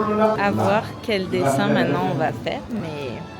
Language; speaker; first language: French; native; French